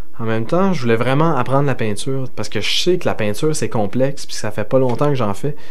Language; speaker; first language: French; native; French